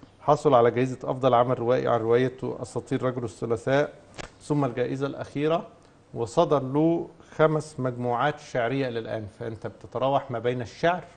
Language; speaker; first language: Arabic; native; Arabic